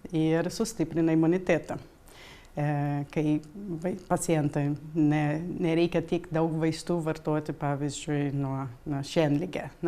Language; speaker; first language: Lithuanian; early bilingual, heritage; Lithuanian